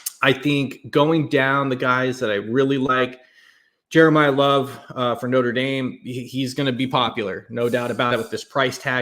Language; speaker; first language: English; native; English